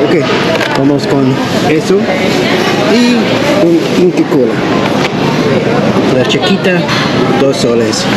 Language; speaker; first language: Spanish; non-native, learner; English